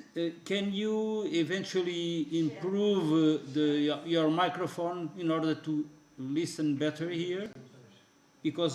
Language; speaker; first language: English; non-native, fluent; Portuguese